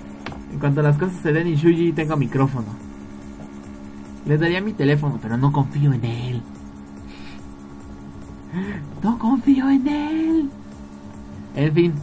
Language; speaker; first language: Spanish; native; Spanish